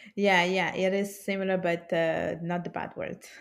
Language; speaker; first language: English; early bilingual, heritage; Italian